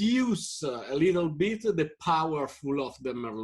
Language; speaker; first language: English; non-native, fluent; Italian